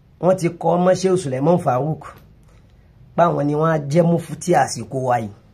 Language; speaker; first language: Yoruba; non-native, local second language; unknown